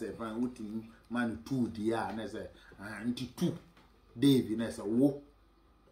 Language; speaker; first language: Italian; non-native, learner; Akan